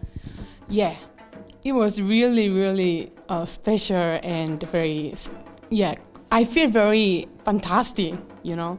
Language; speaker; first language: English; non-native, learner; Korean